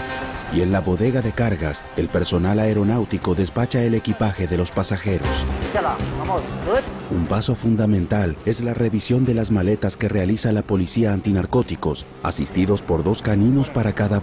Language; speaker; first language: Spanish; native; Spanish